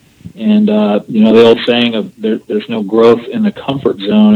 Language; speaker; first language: English; native; English